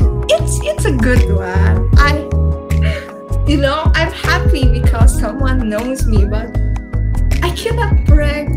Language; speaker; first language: English; non-native, learner; Indonesian